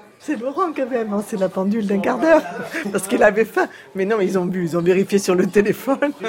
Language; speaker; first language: French; native; French